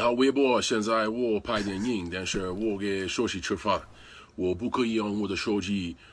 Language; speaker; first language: Chinese; non-native, learner; English